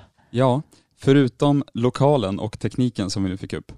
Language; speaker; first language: Swedish; native; Swedish